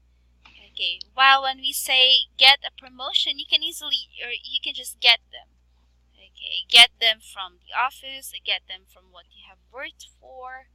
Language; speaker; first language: English; non-native, fluent; Filipino